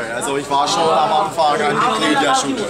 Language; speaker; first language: German; non-native, fluent; English